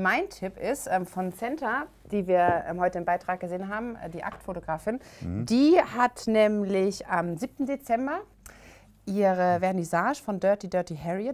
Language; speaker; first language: German; native; German